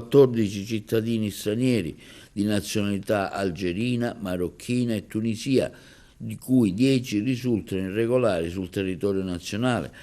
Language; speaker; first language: Italian; native; Italian